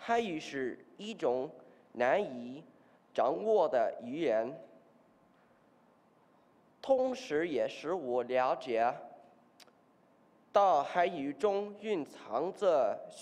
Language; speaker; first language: Chinese; non-native, learner; English